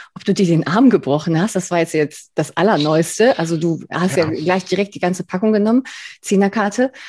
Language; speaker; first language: German; non-native, fluent; Spanish